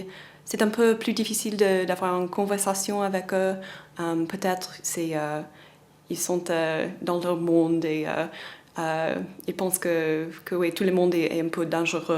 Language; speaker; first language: French; non-native, fluent; English